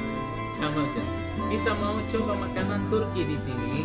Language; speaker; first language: Indonesian; non-native, learner; Arabic